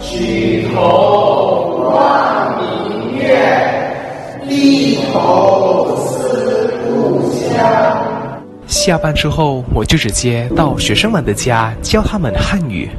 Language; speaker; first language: Chinese; non-native, fluent; Indonesian